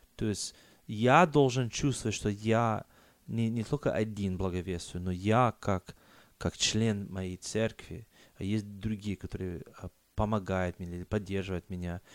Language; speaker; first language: Russian; non-native, fluent; English